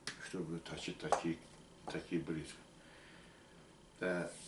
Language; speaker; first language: Russian; non-native, learner; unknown